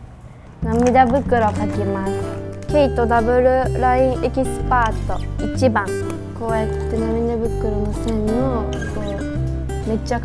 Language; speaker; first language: Japanese; native; Japanese